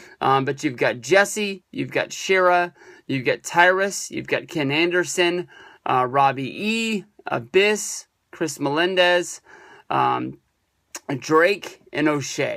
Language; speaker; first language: English; native; English